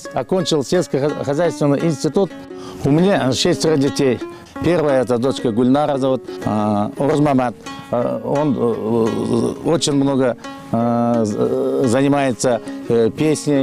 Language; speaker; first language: Russian; non-native, local second language; Kyrgyz